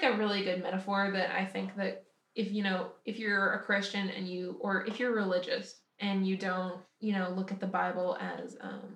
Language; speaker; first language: English; native; English